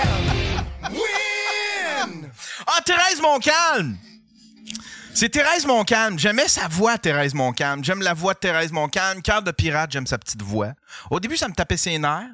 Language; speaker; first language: French; native; French